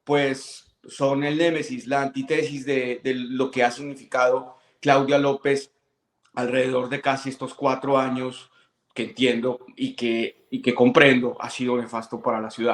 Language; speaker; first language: Spanish; native; Spanish